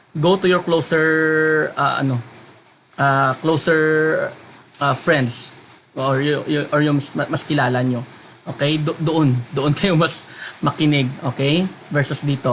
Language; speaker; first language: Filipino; non-native, local second language; Hiligaynon